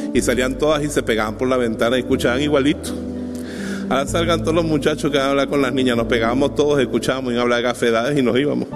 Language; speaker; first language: Spanish; native; Spanish